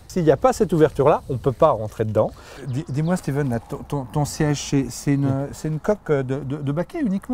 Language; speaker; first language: French; native; French